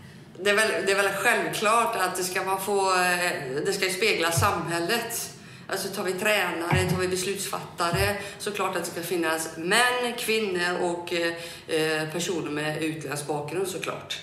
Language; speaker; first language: Swedish; native; Swedish